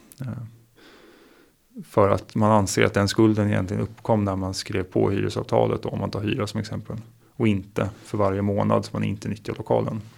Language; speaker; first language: Swedish; native; Swedish